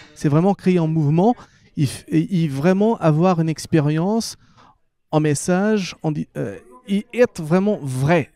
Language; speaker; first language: French; non-native, fluent; Portuguese